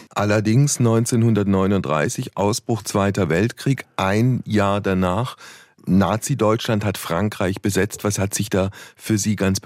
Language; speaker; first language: German; native; German